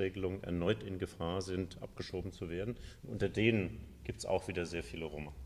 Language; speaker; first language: German; native; German